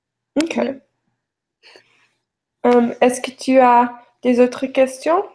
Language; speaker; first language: French; non-native, learner; English